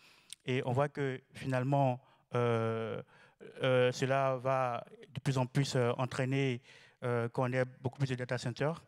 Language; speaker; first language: French; native; French